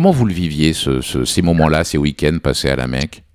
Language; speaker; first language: French; native; French